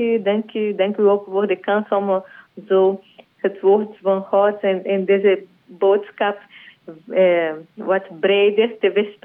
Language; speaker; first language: Dutch; non-native, learner; Portuguese